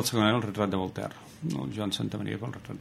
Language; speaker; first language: Catalan; native; Catalan